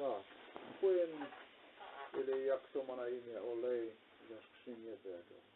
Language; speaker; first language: Polish; non-native, learner; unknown